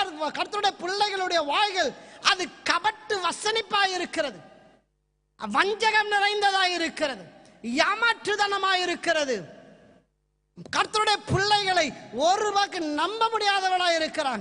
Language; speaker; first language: Tamil; native; Tamil